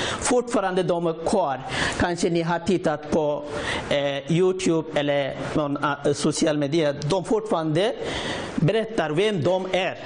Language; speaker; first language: Swedish; non-native, learner; Rohingya